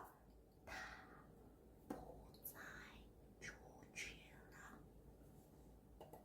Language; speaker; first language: Chinese; non-native, fluent; Korean